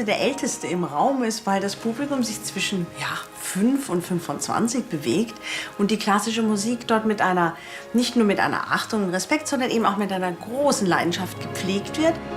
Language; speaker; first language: German; native; German